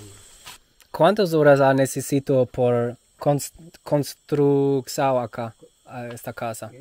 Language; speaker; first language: Spanish; non-native, learner; German